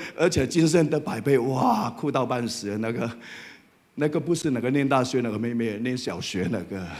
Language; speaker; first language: Chinese; non-native, fluent; Cantonese